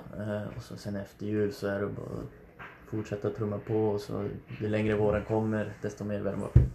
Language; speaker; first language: Swedish; native; Swedish